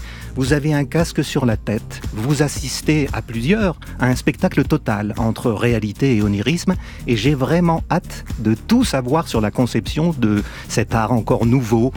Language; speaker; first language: French; native; French